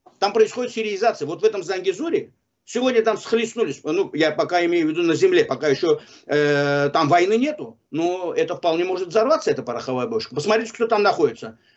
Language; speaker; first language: Russian; non-native, local second language; Azerbaijani